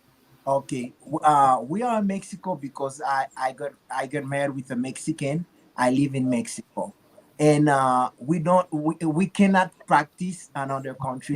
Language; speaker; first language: English; non-native, learner; Haitian Creole